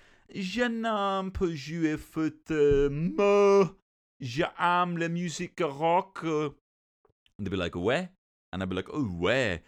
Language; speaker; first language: French; non-native, learner; English